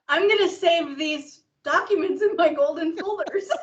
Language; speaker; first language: English; native; English